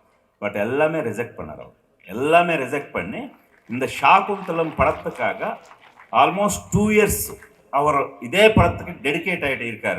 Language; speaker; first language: Tamil; non-native, local second language; Telugu